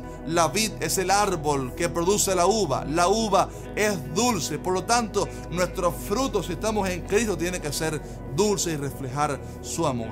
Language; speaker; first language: Spanish; native; Spanish